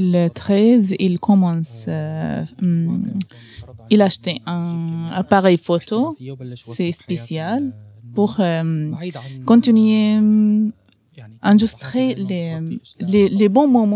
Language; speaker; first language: French; non-native, learner; Arabic